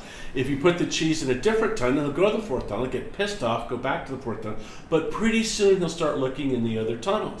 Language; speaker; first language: English; native; English